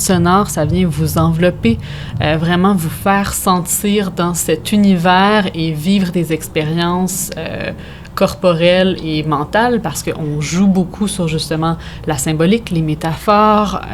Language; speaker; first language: French; native; French